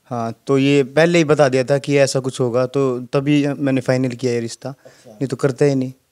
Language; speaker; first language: Hindi; native; Hindi